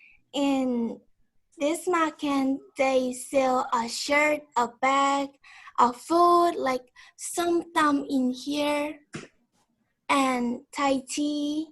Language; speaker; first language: English; non-native, learner; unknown